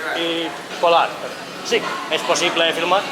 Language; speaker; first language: Spanish; non-native, learner; Finnish